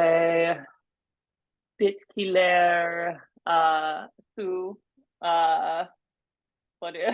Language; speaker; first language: Turkish; non-native, learner; English